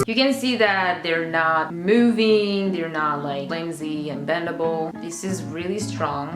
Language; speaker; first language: English; non-native, fluent; French